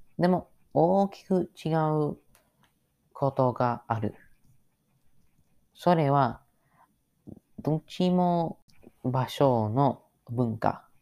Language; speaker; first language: Japanese; non-native, learner; English